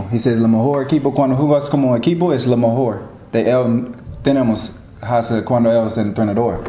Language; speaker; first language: Spanish; non-native, learner; English